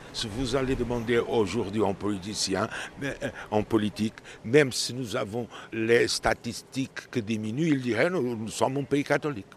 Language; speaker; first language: French; non-native, fluent; Portuguese